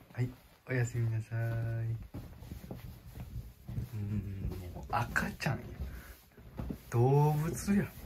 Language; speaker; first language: Japanese; native; Japanese